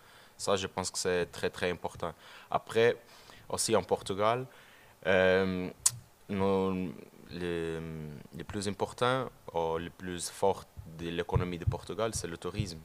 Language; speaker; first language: French; non-native, learner; Portuguese